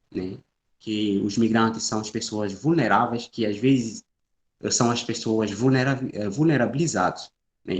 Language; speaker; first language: Portuguese; non-native, local second language; Upper Guinea Crioulo